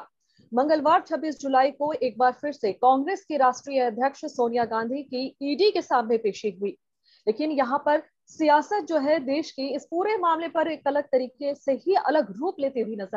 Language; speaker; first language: Hindi; native; Hindi